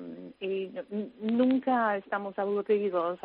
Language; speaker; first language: Spanish; non-native, fluent; English